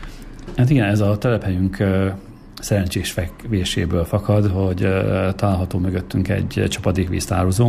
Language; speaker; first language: Hungarian; native; Hungarian